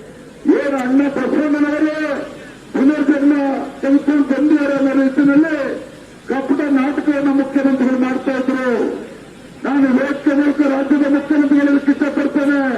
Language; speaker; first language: Kannada; native; Kannada